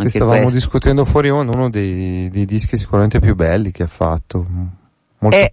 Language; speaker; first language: Italian; native; Italian